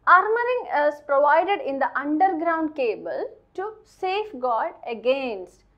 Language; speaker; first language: English; non-native, local second language; Malayalam